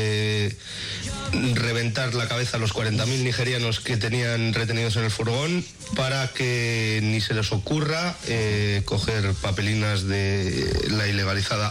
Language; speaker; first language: Spanish; native; Spanish